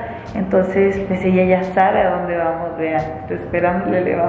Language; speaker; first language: Spanish; native; Spanish